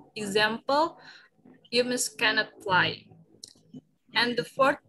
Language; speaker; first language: English; non-native, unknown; Indonesian